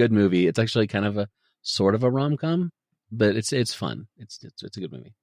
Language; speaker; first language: English; native; English